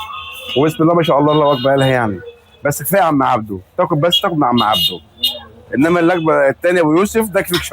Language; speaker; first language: Arabic; native; Arabic